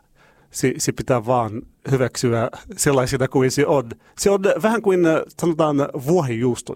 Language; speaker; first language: Finnish; non-native, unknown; Arabic